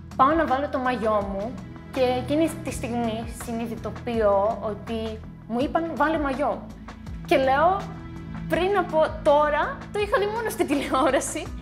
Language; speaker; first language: Greek; non-native, fluent; Ukrainian